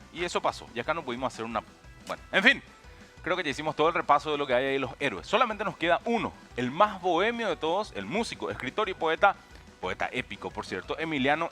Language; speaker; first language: Spanish; native; Spanish